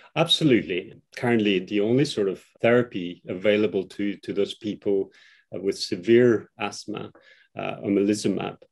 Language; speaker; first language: English; non-native, fluent; Albanian